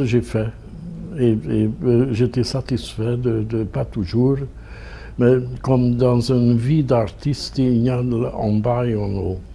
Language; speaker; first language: French; non-native, fluent; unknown